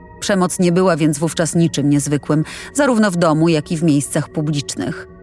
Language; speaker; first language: Polish; native; Polish